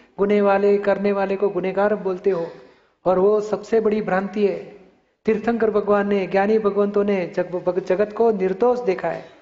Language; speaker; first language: Hindi; non-native, local second language; Gujarati